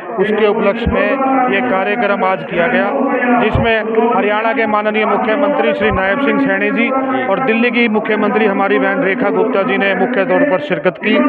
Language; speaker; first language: Hindi; native; Hindi